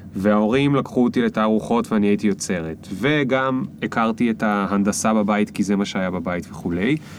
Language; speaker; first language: Hebrew; native; Hebrew